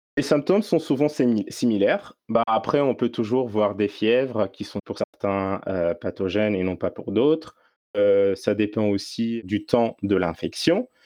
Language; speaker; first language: French; non-native, local second language; Arabic